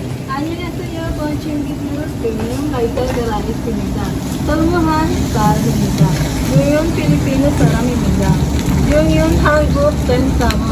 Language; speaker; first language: Korean; non-native, learner; Filipino